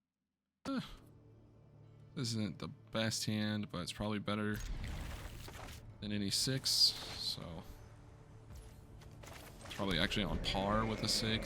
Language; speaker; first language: English; native; English